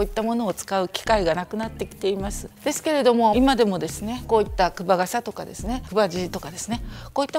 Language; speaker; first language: Japanese; native; Japanese